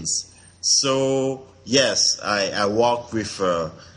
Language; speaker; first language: English; non-native, local second language; French